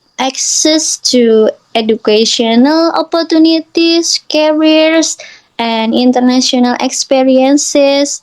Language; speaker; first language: English; non-native, learner; Indonesian